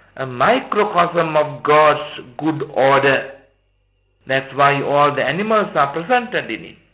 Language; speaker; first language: English; non-native, local second language; Sinhala